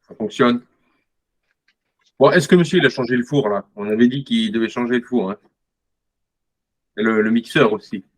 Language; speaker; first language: French; native; French